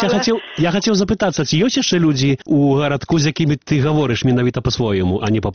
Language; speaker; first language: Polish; non-native, local second language; Belarusian